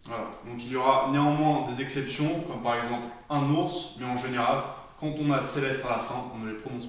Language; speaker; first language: French; native; French